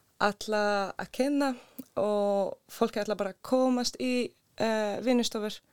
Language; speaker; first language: Icelandic; non-native, learner; Swedish